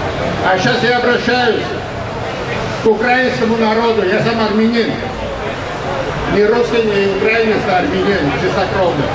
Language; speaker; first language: Russian; non-native, local second language; Armenian